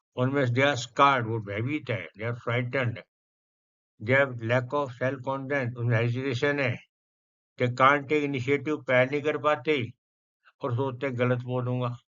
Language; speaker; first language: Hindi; non-native, local second language; Punjabi